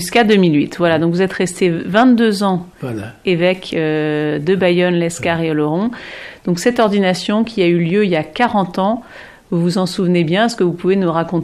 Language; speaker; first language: French; native; French